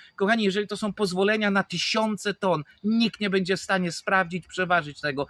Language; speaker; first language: Polish; native; Polish